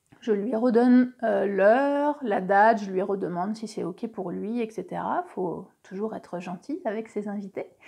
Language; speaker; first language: French; native; French